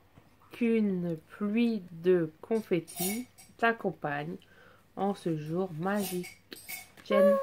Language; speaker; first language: French; native; French